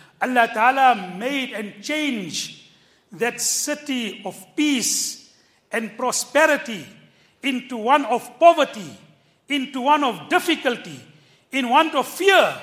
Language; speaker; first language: English; early bilingual, other home language; Urdu